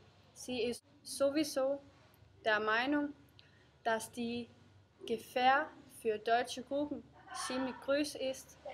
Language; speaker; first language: German; non-native, learner; Danish